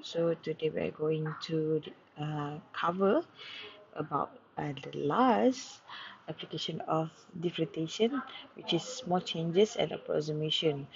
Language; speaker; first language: English; non-native, local second language; Malay